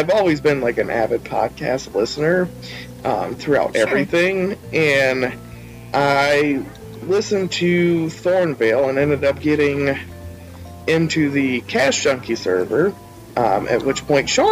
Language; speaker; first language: English; native; English